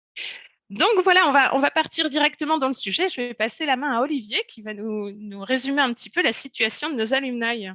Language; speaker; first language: French; native; French